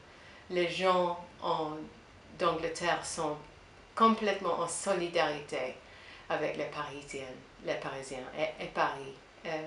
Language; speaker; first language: French; non-native, learner; English